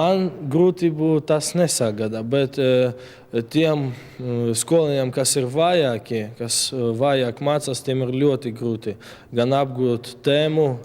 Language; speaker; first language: Latvian; non-native, local second language; Russian